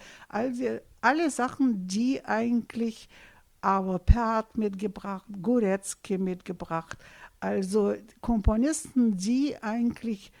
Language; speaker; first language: German; non-native, fluent; Russian